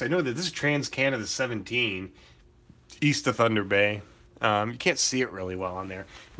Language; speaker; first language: English; native; English